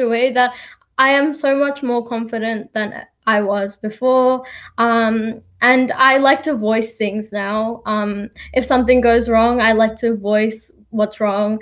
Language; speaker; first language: English; early bilingual, other home language; Nepali